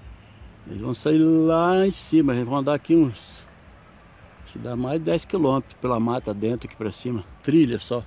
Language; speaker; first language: Portuguese; native; Portuguese